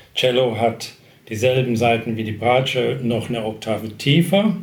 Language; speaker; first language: German; non-native, fluent; English